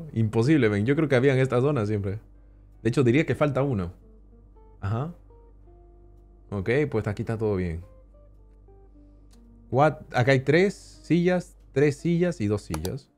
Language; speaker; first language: Spanish; native; Spanish